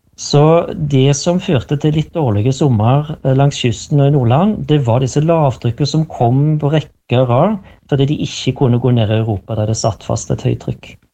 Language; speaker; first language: Norwegian; native; Norwegian